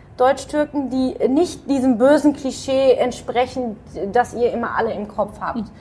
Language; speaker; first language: German; native; German